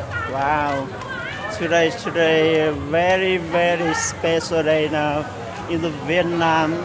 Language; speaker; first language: English; non-native, learner; Hmong